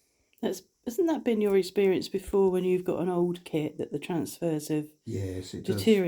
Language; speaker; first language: English; native; English